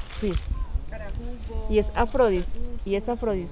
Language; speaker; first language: Spanish; native; Spanish